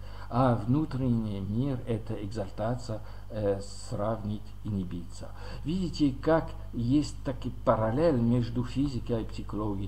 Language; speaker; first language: Russian; non-native, learner; French